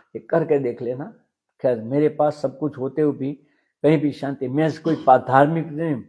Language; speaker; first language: Hindi; non-native, local second language; Gujarati